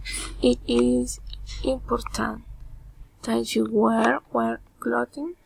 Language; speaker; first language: English; non-native, learner; Spanish